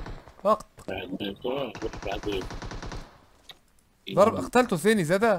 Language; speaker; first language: Arabic; native; Arabic